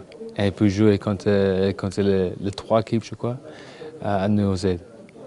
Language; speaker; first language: French; non-native, learner; English